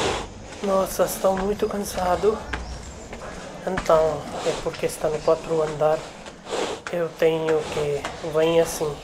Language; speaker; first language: Portuguese; non-native, learner; Hindi